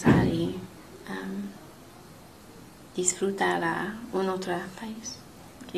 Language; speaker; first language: Spanish; non-native, learner; English